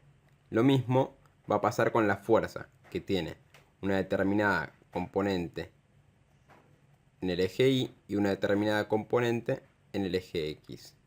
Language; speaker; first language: Spanish; native; Spanish